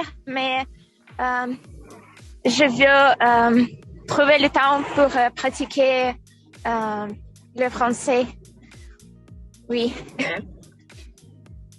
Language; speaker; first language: French; non-native, learner; Russian